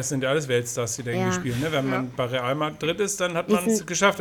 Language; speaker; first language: German; native; German